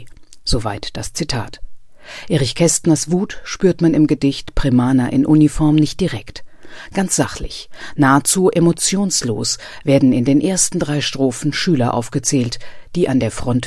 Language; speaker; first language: German; native; German